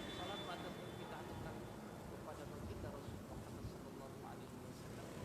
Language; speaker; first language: Indonesian; non-native, local second language; Madurese